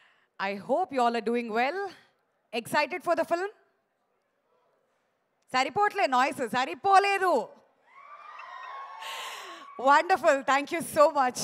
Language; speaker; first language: Telugu; native; Telugu